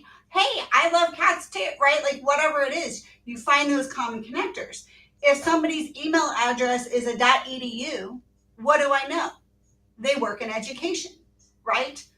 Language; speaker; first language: English; native; English